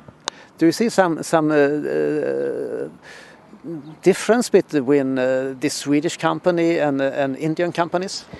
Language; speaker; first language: English; non-native, fluent; Swedish